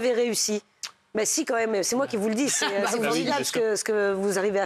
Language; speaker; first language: French; native; French